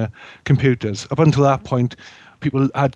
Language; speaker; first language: English; native; English